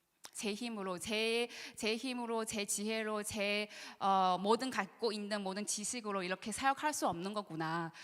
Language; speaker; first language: Korean; non-native, learner; Chinese